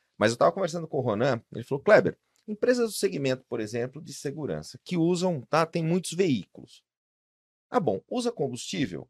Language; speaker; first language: Portuguese; native; Portuguese